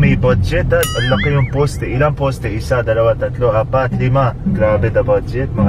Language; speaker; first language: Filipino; non-native, learner; Arabic